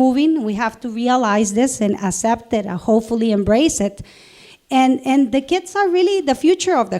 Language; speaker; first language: English; non-native, fluent; Spanish